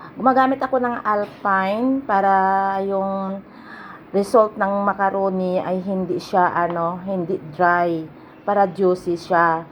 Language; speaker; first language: Filipino; non-native, local second language; Hiligaynon